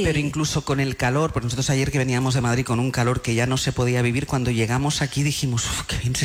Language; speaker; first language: Spanish; native; Spanish